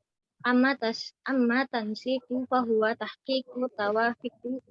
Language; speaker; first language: Arabic; non-native, learner; Indonesian